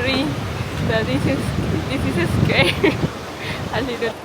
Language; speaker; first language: English; non-native, fluent; Spanish